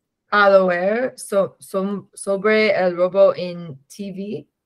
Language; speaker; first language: Spanish; non-native, learner; English